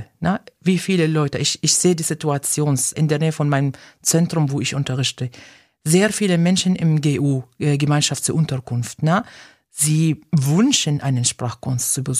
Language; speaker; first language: German; non-native, fluent; Arabic